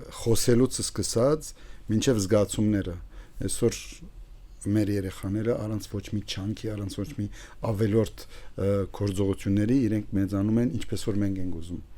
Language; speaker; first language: Armenian; early bilingual, heritage; Armenian